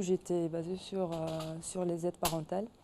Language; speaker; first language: French; non-native, local second language; Arabic